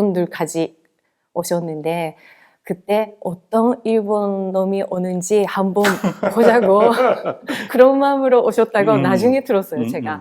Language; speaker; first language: Korean; non-native, fluent; Japanese